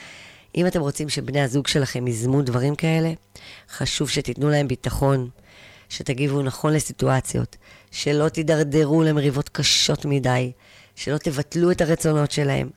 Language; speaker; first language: Hebrew; native; Hebrew